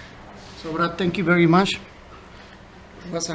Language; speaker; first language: English; non-native, learner; Spanish